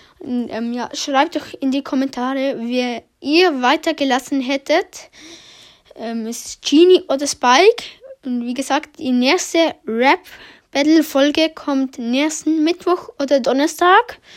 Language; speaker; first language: German; native; German